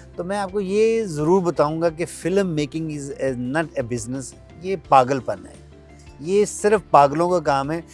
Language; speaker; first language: Urdu; non-native, local second language; Punjabi